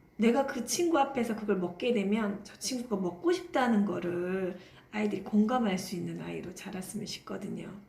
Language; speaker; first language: Korean; native; Korean